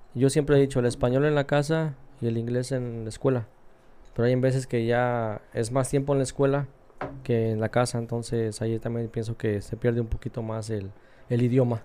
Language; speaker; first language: Spanish; early bilingual, heritage; Spanish